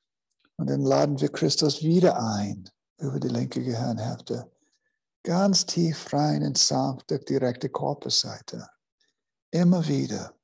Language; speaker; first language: German; non-native, fluent; English